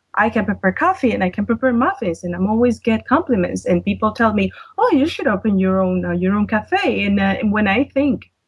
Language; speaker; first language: English; non-native, fluent; Spanish